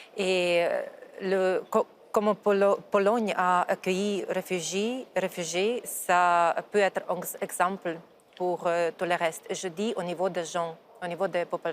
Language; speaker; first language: French; non-native, fluent; Ukrainian